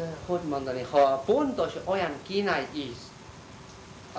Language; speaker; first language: Hungarian; non-native, learner; Chinese